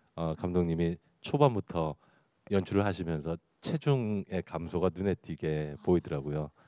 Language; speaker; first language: Korean; native; Korean